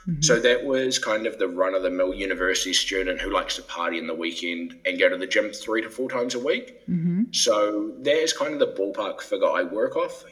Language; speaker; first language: English; native; English